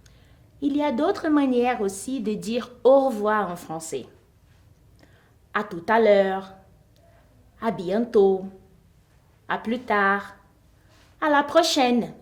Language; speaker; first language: French; non-native, fluent; Portuguese